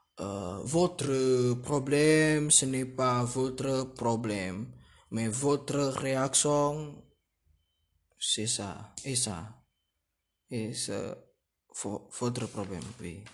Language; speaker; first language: French; non-native, learner; Indonesian